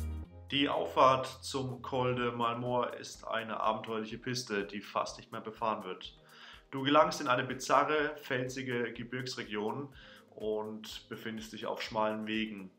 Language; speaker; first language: German; native; German